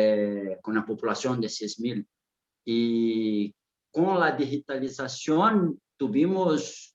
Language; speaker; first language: Spanish; non-native, fluent; Portuguese